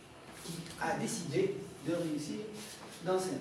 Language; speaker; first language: French; non-native, local second language; Arabic